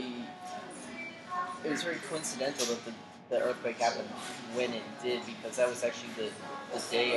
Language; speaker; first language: English; native; English